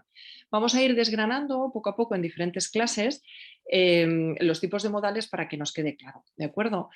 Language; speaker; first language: Spanish; native; Spanish